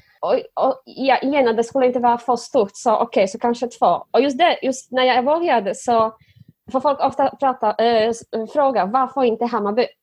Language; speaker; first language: Swedish; non-native, fluent; Polish